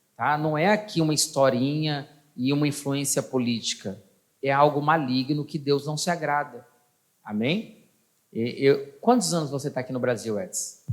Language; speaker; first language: Portuguese; native; Portuguese